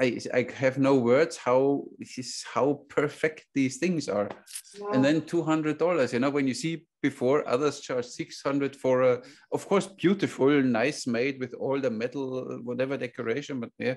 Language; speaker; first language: English; non-native, fluent; German